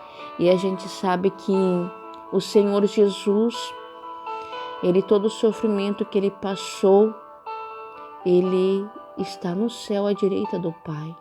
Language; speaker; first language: Portuguese; native; Portuguese